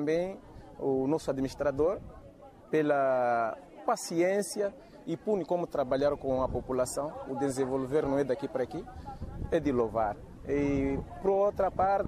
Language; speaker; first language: Portuguese; non-native, local second language; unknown